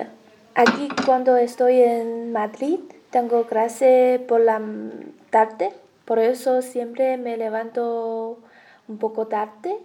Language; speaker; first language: Spanish; non-native, learner; Chinese